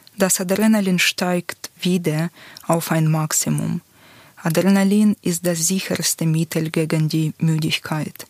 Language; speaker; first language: German; non-native, fluent; Ukrainian